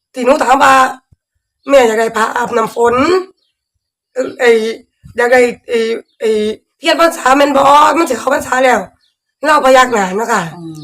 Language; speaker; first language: Thai; native; Thai